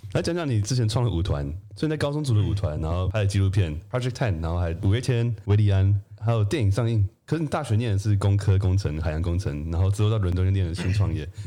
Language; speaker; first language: Chinese; native; Chinese